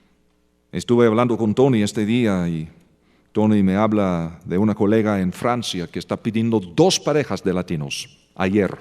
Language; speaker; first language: Spanish; non-native, fluent; English